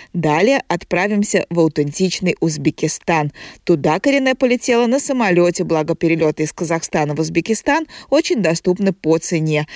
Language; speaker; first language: Russian; native; Russian